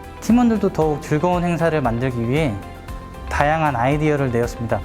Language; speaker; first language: Korean; native; Korean